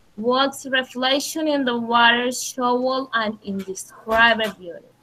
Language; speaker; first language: English; non-native, learner; Spanish